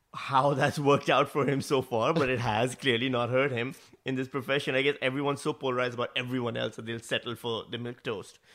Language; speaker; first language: English; non-native, local second language; Urdu